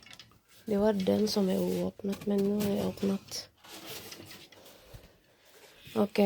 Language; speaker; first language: Swedish; non-native, learner; Indonesian